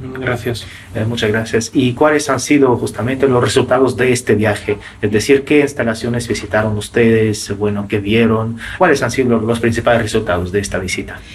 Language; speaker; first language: Spanish; non-native, fluent; Russian